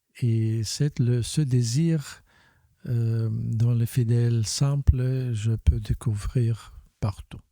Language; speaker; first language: French; non-native, fluent; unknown